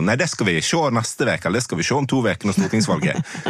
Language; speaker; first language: Norwegian; native; Norwegian